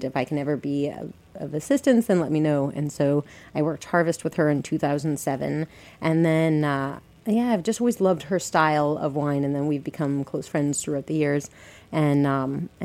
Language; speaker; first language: English; native; English